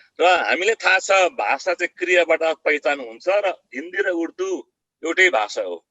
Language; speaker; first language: Nepali; non-native, local second language; Eastern Tamang